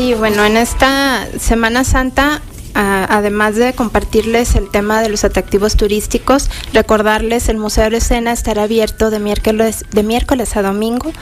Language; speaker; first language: Spanish; native; Spanish